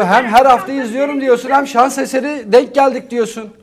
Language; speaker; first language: Turkish; native; Turkish